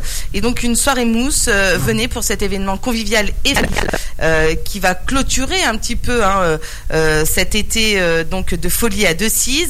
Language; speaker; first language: French; native; French